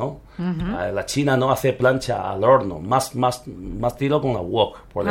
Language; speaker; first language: Spanish; non-native, learner; Chinese